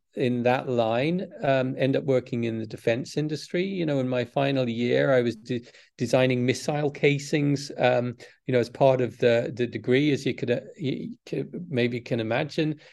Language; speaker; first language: English; native; English